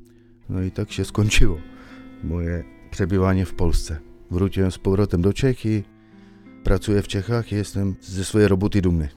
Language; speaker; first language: Polish; early bilingual, heritage; Czech